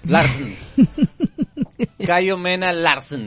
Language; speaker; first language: Spanish; native; Spanish